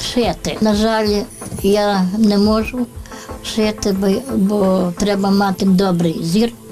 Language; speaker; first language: Ukrainian; native; Ukrainian